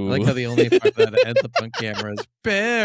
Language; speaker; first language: English; native; English